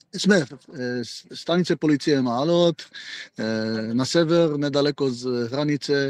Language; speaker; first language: Czech; non-native, fluent; Hebrew